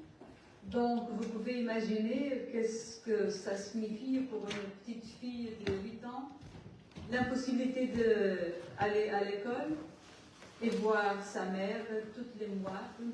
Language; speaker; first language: French; non-native, learner; Portuguese